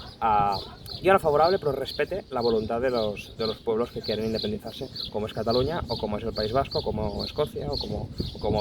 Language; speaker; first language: Spanish; non-native, local second language; Catalan